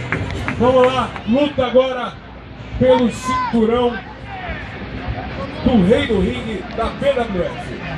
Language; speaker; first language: Portuguese; native; Portuguese